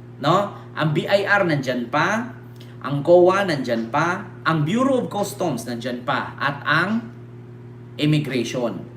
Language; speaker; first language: Filipino; native; Filipino